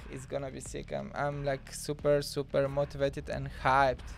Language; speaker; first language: English; non-native, fluent; Bulgarian